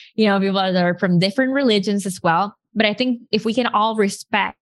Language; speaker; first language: English; non-native, fluent; Spanish